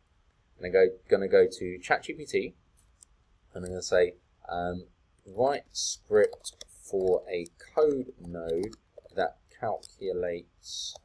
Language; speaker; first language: English; native; English